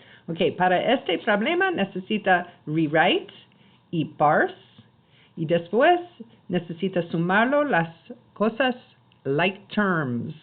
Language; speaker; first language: Spanish; non-native, learner; English